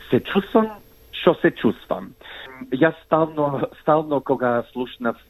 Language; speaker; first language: Macedonian; early bilingual, heritage; Macedonian